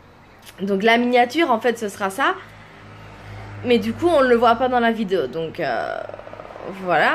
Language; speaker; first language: French; native; French